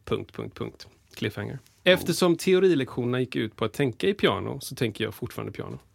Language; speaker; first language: Swedish; early bilingual, other home language; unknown